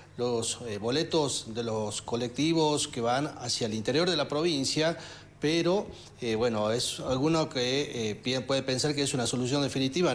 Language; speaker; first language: Spanish; native; Spanish